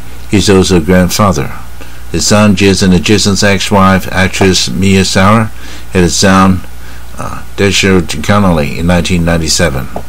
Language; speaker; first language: English; non-native, fluent; Chinese